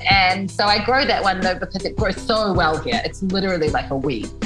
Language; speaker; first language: English; native; English